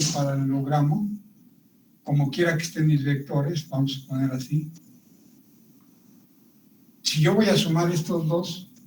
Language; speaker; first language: Spanish; native; Spanish